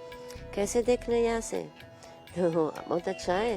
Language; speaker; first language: Hindi; non-native, learner; Spanish